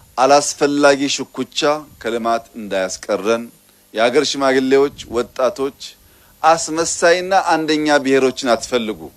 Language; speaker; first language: Amharic; non-native, local second language; Oromo